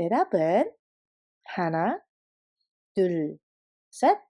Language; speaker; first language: Korean; non-native, fluent; Indonesian